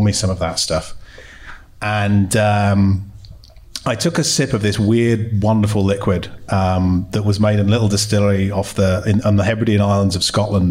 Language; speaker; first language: English; native; English